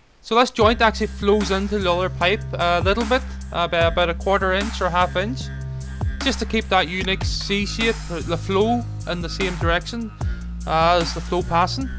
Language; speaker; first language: English; native; English